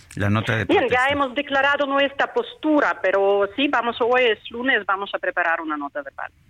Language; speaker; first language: Spanish; non-native, fluent; Ukrainian